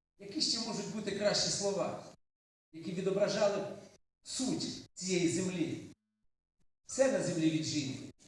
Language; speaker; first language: Ukrainian; native; Ukrainian